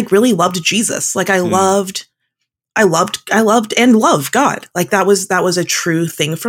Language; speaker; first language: English; native; English